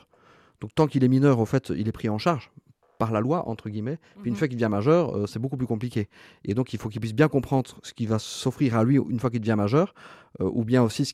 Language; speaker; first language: French; native; French